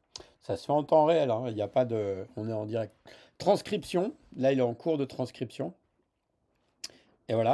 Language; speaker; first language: French; native; French